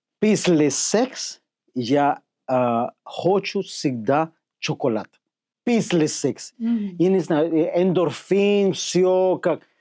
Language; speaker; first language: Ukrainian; non-native, learner; Spanish